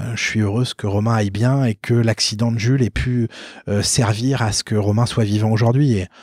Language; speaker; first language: French; native; French